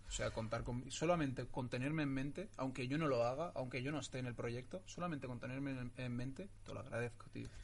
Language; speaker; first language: Spanish; early bilingual, other home language; Arabic